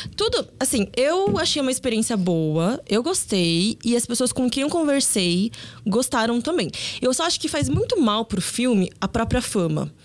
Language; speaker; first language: Portuguese; early bilingual, other home language; Korean